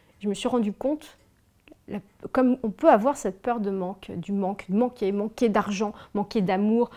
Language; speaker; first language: French; native; French